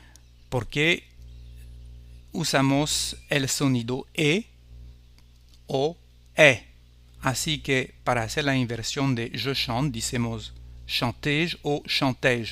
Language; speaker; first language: Spanish; non-native, fluent; French